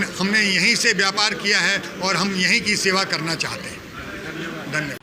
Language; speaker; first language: Hindi; native; Hindi